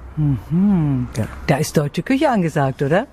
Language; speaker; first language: German; native; German